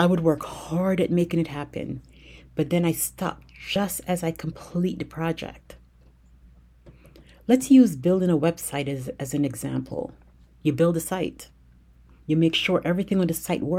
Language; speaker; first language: English; native; English